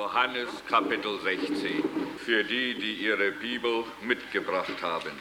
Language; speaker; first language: German; early bilingual, heritage; German